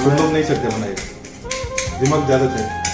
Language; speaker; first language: Hindi; non-native, local second language; Kannada